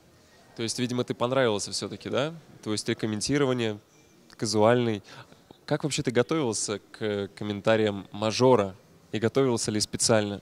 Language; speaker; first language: Russian; native; Russian